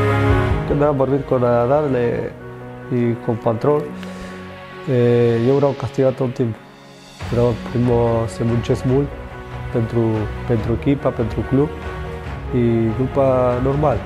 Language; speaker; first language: Romanian; non-native, learner; Spanish